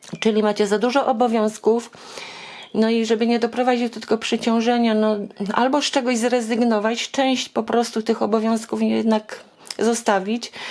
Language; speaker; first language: Polish; native; Polish